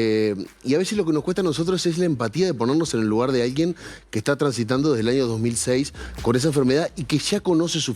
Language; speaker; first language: Spanish; native; Spanish